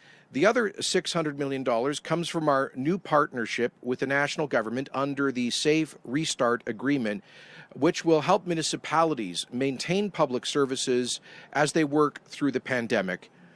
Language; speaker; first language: English; native; English